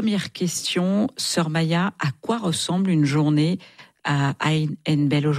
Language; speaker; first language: French; native; French